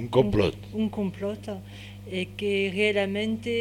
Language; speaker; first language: Spanish; non-native, learner; French